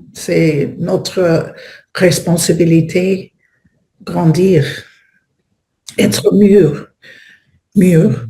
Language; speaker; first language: French; non-native, learner; Spanish